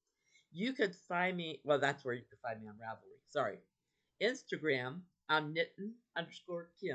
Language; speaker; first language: English; native; English